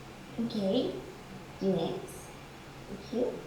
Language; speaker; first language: English; non-native, fluent; Spanish